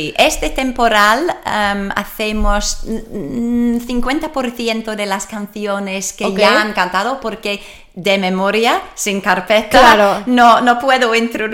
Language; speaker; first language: Spanish; non-native, learner; English